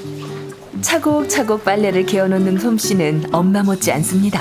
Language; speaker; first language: Korean; native; Korean